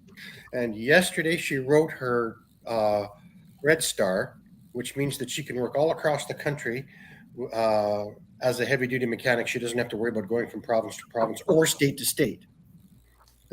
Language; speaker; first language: English; native; English